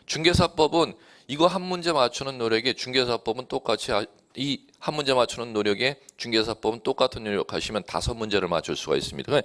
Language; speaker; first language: Korean; native; Korean